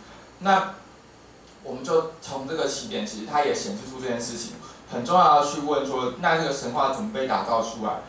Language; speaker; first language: Chinese; native; Chinese